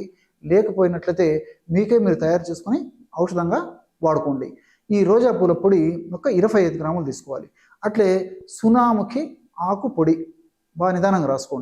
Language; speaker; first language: Telugu; native; Telugu